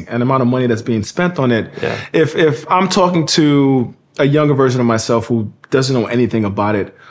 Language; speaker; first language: English; native; English